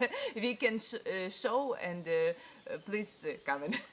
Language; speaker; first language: English; non-native, learner; Ukrainian